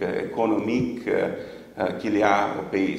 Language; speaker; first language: French; non-native, fluent; English